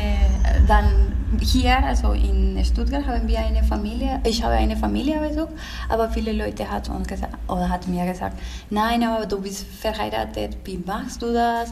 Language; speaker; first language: German; non-native, learner; Spanish